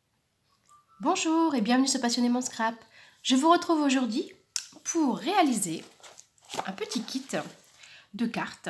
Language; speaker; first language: French; native; French